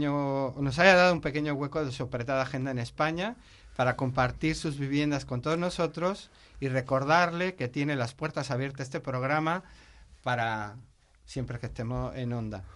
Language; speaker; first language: Spanish; native; Spanish